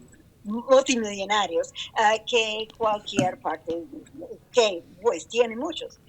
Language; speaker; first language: Spanish; non-native, learner; English